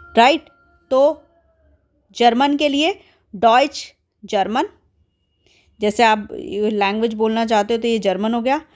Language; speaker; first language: Hindi; native; Hindi